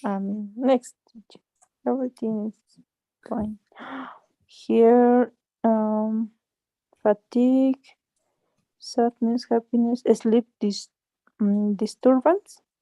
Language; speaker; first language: English; non-native, learner; Spanish